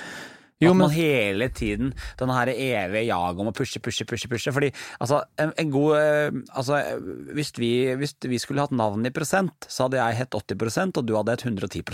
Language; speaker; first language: Norwegian; native; Norwegian